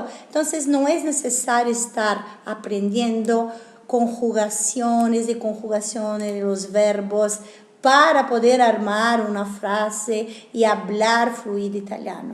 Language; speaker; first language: Spanish; non-native, fluent; Italian